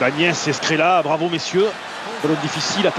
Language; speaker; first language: French; native; French